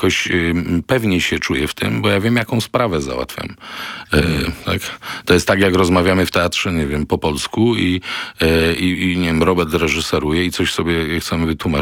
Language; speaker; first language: Polish; non-native, local second language; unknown